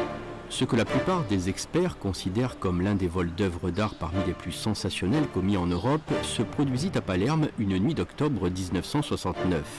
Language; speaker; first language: French; native; French